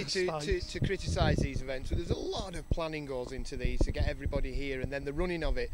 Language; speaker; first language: English; native; English